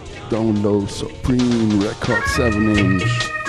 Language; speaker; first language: English; non-native, fluent; German